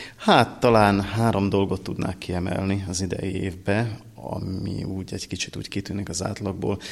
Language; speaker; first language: Hungarian; native; Hungarian